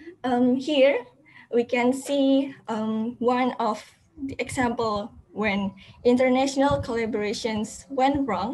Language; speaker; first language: English; non-native, fluent; Indonesian